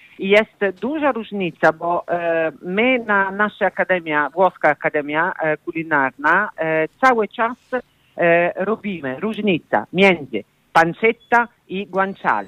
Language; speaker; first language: Polish; non-native, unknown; Italian